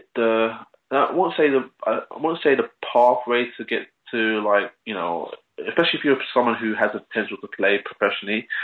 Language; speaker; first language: English; native; English